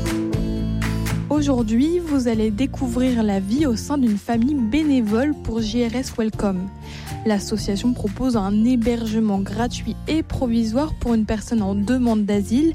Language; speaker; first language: French; native; French